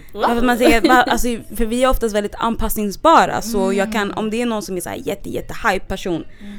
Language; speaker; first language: Swedish; native; Swedish